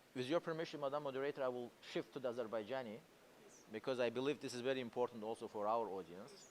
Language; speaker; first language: English; non-native, fluent; Azerbaijani